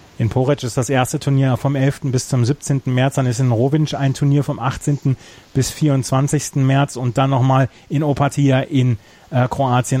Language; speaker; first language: German; native; German